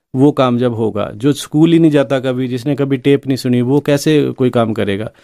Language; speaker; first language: Hindi; non-native, local second language; Punjabi